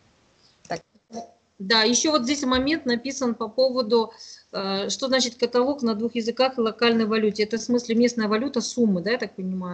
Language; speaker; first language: Russian; native; Russian